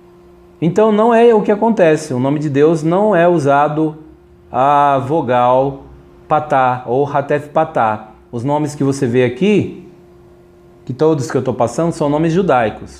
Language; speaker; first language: Portuguese; native; Portuguese